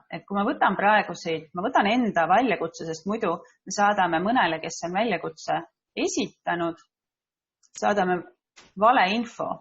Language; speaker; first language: Estonian; native; Estonian